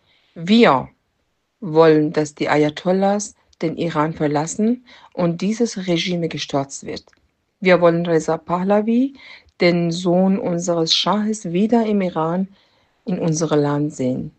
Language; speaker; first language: German; non-native, fluent; Persian